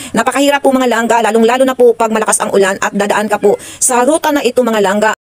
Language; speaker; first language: Filipino; non-native, local second language; Hiligaynon